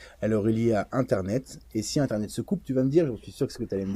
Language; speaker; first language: French; native; French